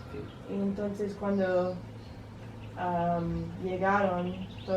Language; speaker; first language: Spanish; non-native, learner; English